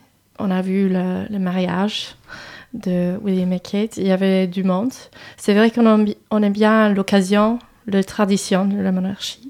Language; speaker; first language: French; non-native, fluent; English